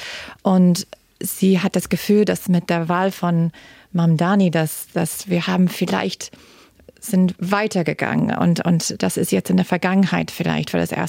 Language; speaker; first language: German; non-native, fluent; English